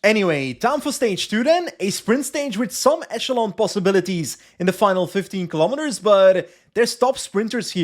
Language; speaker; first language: English; non-native, fluent; Dutch